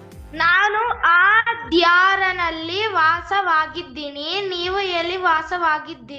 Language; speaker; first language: Kannada; non-native, learner; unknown